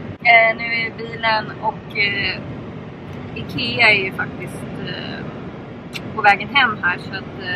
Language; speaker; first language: Swedish; native; Swedish